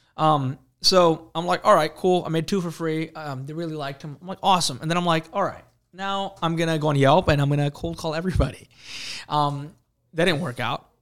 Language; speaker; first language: English; early bilingual, other home language; Urdu